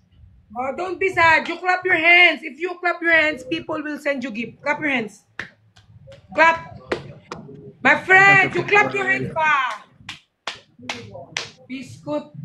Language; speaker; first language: English; non-native, learner; Filipino